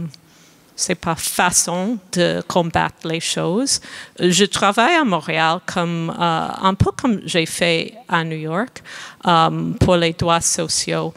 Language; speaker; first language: French; non-native, fluent; English